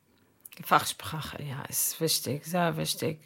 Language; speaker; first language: German; non-native, learner; Arabic